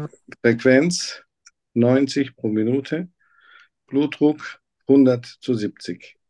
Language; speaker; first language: German; non-native, fluent; Turkish